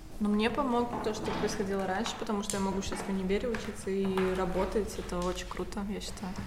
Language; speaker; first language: Russian; native; Russian